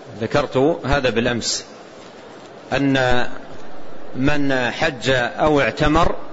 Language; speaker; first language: Arabic; native; Arabic